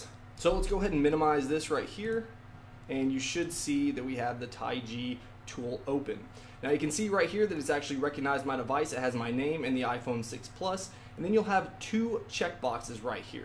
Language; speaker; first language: English; native; English